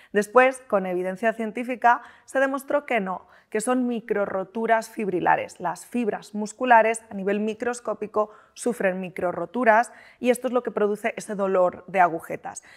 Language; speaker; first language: Spanish; native; Spanish